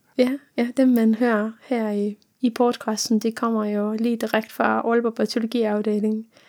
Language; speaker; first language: Danish; non-native, fluent; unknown